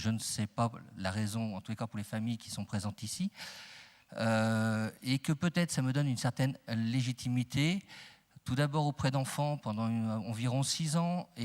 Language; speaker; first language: French; native; French